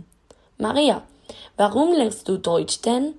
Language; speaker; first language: German; non-native, learner; Spanish